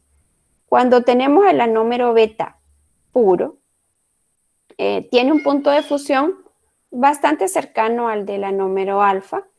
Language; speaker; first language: Spanish; native; Spanish